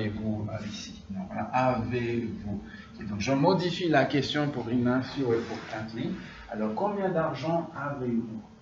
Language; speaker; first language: French; non-native, fluent; English